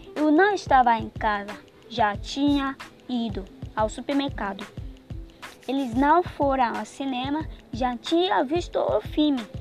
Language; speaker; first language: Portuguese; non-native, learner; Yoruba